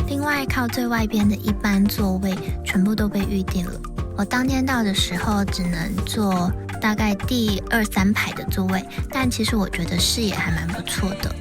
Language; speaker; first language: Chinese; native; Chinese